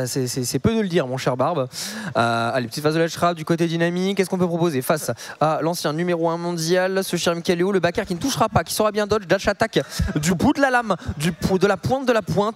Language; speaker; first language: French; native; French